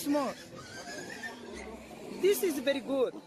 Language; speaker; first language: English; non-native, learner; Korean